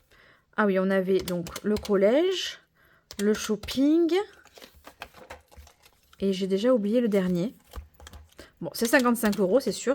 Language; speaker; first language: French; native; French